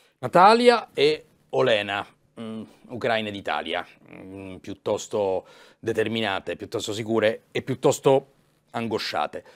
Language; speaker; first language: Italian; native; Italian